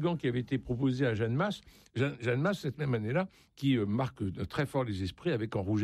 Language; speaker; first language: French; native; French